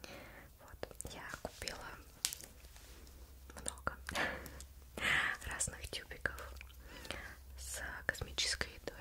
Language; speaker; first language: Russian; native; Russian